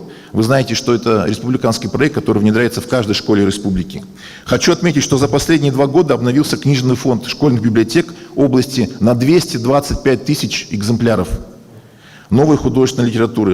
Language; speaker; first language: Russian; native; Russian